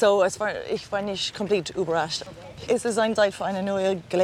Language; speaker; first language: German; non-native, fluent; English